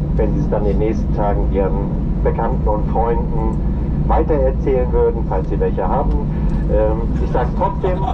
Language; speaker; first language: German; native; German